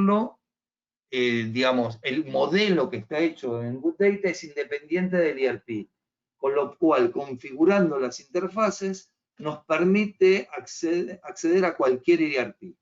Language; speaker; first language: Spanish; native; Spanish